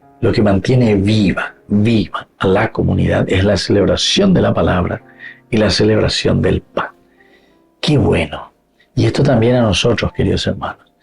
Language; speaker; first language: Spanish; native; Spanish